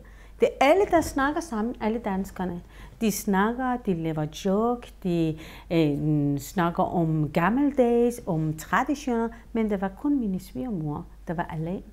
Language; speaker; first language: Danish; non-native, fluent; Persian